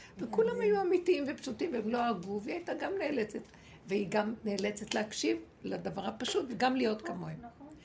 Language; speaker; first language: Hebrew; native; Hebrew